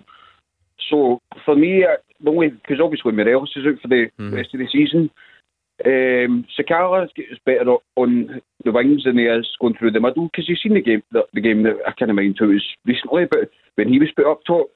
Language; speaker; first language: English; native; English